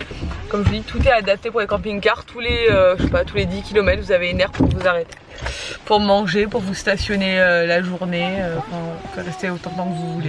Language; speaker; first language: French; native; French